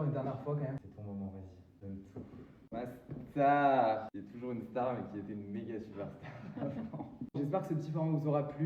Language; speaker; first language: French; native; French